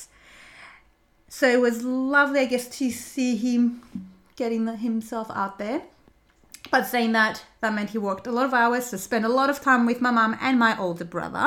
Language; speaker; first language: English; non-native, fluent; Greek